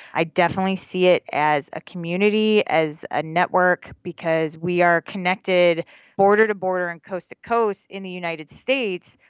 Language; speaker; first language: English; native; English